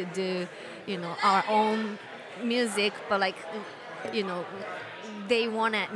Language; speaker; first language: English; non-native, fluent; Japanese